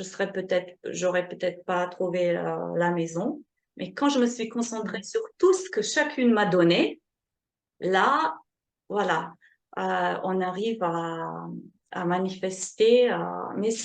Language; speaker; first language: French; non-native, fluent; Slovenian